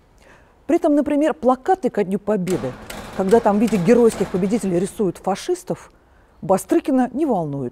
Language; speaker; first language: Russian; native; Russian